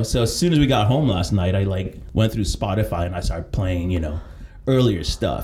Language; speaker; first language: English; early bilingual, other home language; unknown